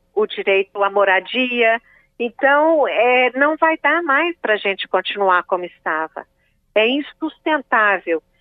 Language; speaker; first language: Portuguese; native; Portuguese